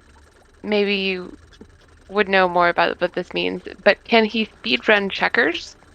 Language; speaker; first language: English; native; English